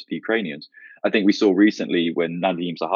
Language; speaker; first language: English; native; English